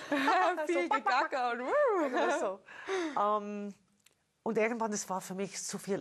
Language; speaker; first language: German; non-native, fluent; English